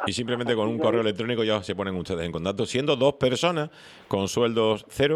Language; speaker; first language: Spanish; native; Spanish